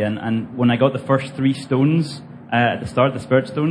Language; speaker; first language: English; native; English